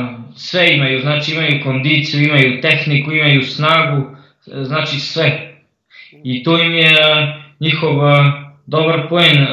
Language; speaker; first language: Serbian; early bilingual, heritage; Croatian